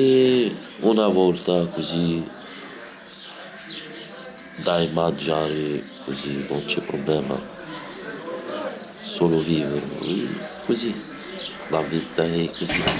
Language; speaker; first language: Italian; non-native, learner; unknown